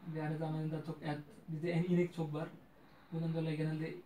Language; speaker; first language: Turkish; non-native, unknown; Bangla